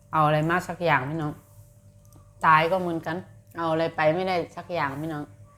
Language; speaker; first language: Thai; native; Thai